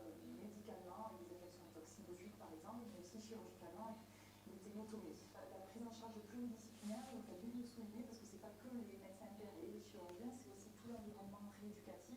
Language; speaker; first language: French; native; French